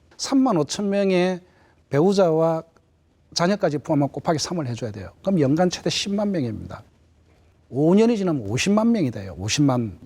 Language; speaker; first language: Korean; native; Korean